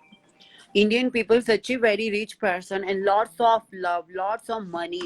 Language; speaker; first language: English; non-native, learner; Hindi